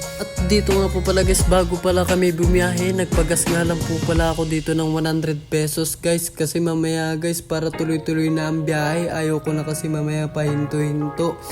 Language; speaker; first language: Filipino; native; Filipino